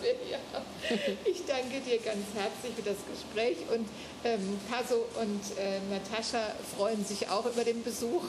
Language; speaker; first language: German; native; German